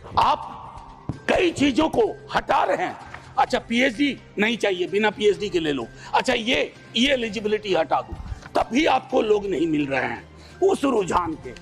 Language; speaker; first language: Hindi; native; Hindi